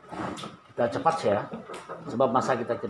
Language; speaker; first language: Malay; native; Malay